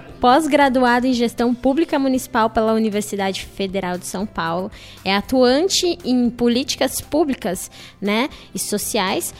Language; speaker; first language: Portuguese; native; Portuguese